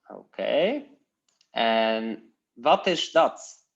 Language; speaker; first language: Dutch; non-native, fluent; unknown